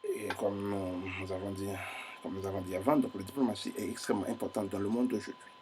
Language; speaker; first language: French; non-native, fluent; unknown